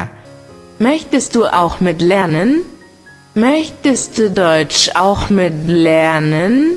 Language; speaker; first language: German; non-native, learner; Vietnamese